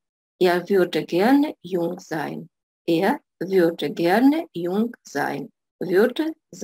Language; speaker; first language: German; non-native, fluent; Russian